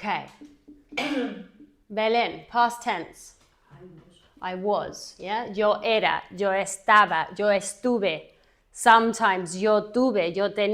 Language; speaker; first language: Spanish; non-native, fluent; English